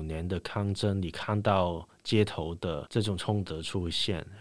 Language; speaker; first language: Chinese; non-native, local second language; Cantonese